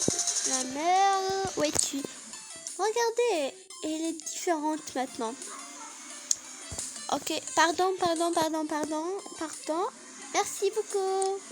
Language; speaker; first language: French; non-native, learner; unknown